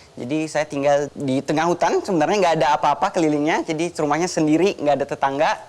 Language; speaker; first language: Indonesian; native; Indonesian